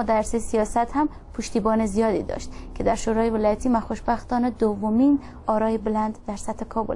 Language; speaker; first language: Persian; native; Persian